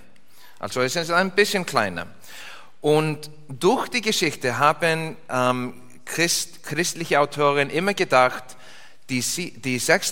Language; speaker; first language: German; non-native, learner; English